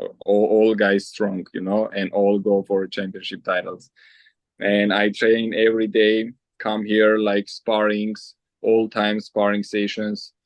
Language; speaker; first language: English; non-native, learner; Armenian